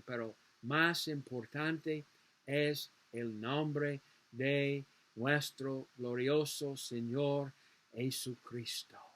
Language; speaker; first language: Spanish; non-native, learner; English